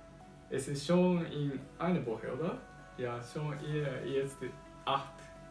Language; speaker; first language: German; non-native, learner; Japanese